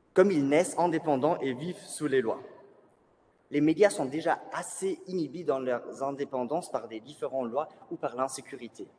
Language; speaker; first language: French; native; French